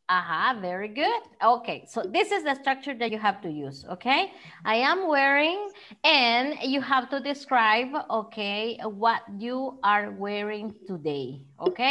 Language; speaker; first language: English; non-native, fluent; Spanish